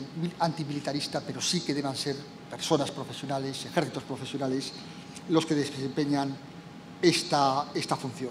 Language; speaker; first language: Spanish; native; Spanish